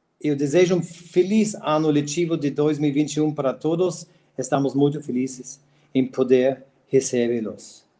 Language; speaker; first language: Portuguese; non-native, fluent; German